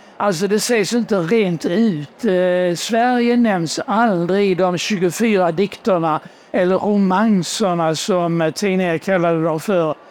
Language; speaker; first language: Swedish; native; Swedish